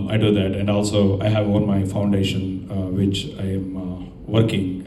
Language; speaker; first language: English; non-native, local second language; Telugu